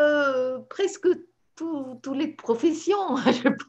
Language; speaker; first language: French; non-native, fluent; English